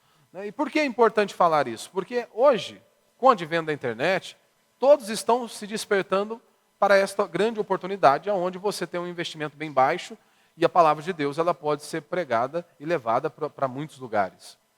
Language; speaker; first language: Portuguese; native; Portuguese